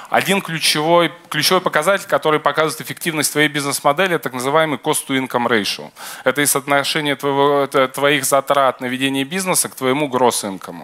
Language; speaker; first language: Russian; native; Russian